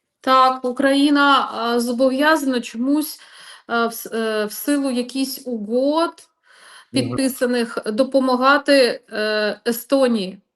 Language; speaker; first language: Ukrainian; non-native, local second language; Russian